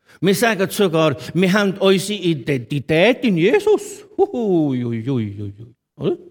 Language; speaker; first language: German; native; German